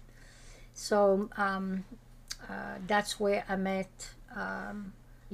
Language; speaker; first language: English; non-native, fluent; French